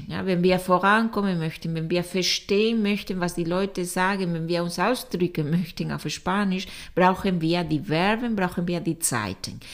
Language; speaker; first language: German; non-native, fluent; Spanish